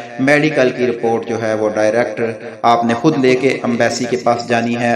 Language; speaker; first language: Urdu; non-native, local second language; Punjabi